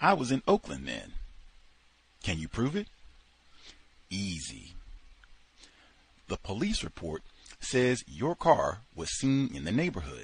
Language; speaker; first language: English; native; English